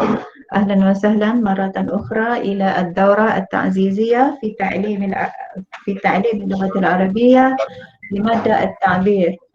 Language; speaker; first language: Arabic; non-native, fluent; Malay